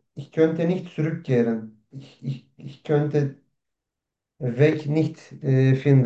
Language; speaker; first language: German; non-native, learner; Turkish